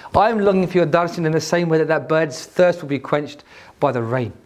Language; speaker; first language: English; native; English